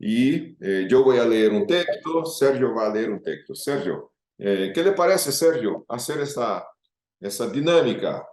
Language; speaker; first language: Spanish; non-native, fluent; Portuguese